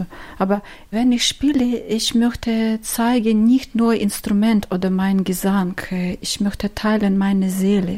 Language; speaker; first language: German; non-native, learner; Ukrainian